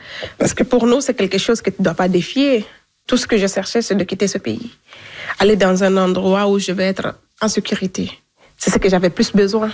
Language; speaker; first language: French; non-native, local second language; Fula